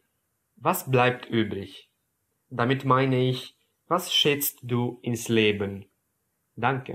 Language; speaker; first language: German; non-native, fluent; Romanian